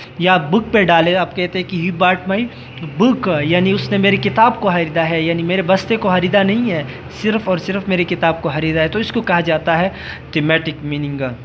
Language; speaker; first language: Urdu; non-native, local second language; Pashto